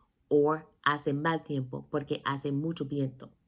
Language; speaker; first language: Spanish; non-native, fluent; English